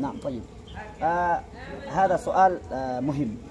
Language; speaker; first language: Arabic; non-native, fluent; Urdu